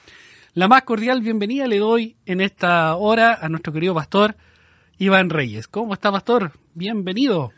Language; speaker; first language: Spanish; native; Spanish